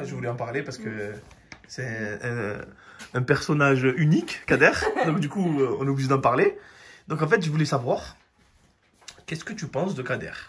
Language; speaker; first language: French; native; French